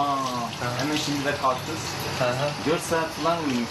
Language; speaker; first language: Turkish; non-native, learner; German